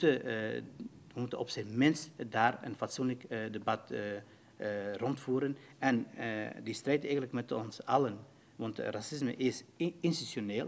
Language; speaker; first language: Dutch; non-native, fluent; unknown